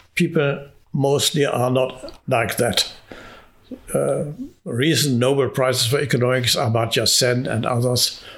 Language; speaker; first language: English; non-native, fluent; Hungarian